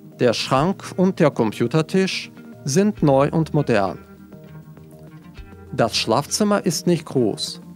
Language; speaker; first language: German; non-native, fluent; Russian